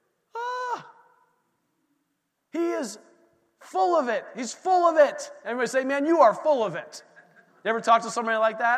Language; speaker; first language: English; native; English